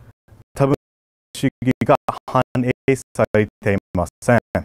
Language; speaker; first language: Japanese; non-native, fluent; English